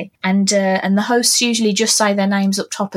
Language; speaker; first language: English; native; English